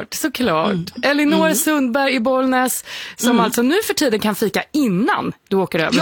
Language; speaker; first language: Swedish; native; Swedish